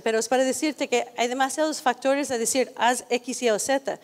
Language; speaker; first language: Spanish; non-native, fluent; English